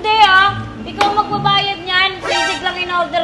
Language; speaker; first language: Filipino; native; Filipino